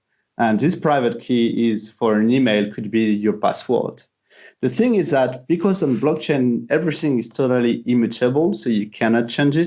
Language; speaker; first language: English; non-native, fluent; French